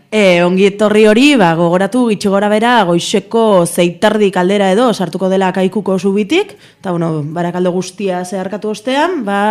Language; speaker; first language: Basque; non-native, local second language; Spanish